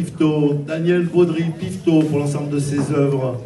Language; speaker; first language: French; native; French